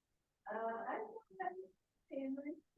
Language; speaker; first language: English; non-native, learner; Portuguese